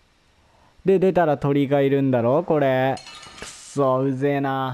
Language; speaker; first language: Japanese; native; Japanese